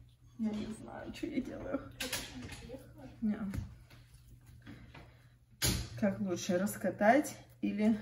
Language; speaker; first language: Russian; early bilingual, heritage; Russian